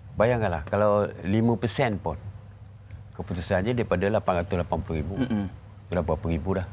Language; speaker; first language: Malay; native; Malay